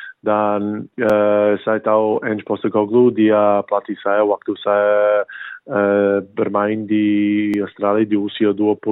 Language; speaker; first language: Indonesian; non-native, fluent; English